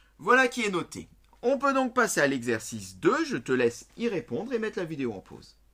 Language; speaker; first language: French; native; French